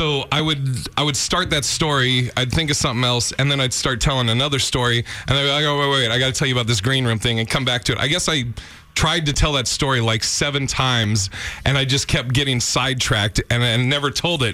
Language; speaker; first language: English; native; English